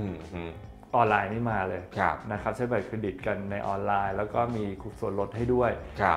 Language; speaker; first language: Thai; native; Thai